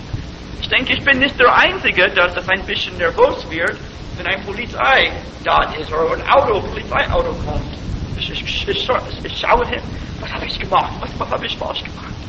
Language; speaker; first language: German; non-native, fluent; English